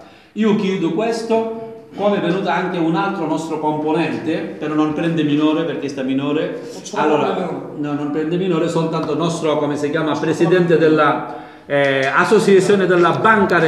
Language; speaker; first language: Italian; non-native, learner; Bangla